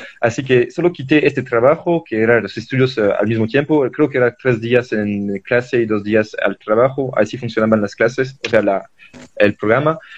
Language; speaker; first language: Spanish; non-native, fluent; French